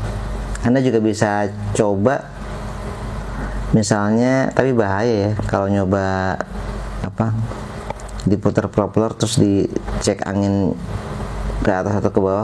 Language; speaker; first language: Indonesian; native; Indonesian